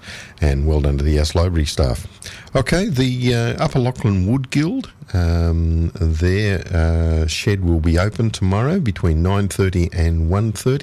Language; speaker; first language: English; native; English